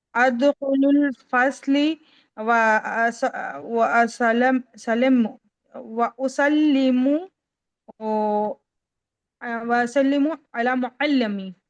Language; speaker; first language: Arabic; non-native, learner; Urdu